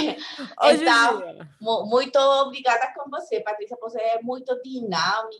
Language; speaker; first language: Portuguese; non-native, learner; Spanish